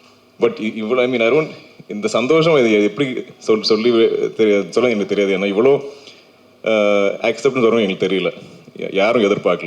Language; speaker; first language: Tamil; non-native, local second language; Malayalam